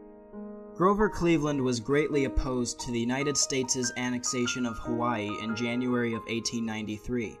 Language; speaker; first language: English; native; English